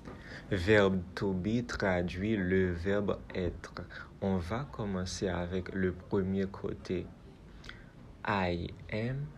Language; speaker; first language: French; non-native, local second language; Haitian Creole